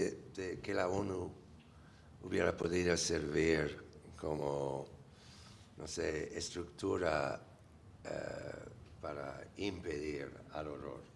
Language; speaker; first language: Spanish; non-native, fluent; English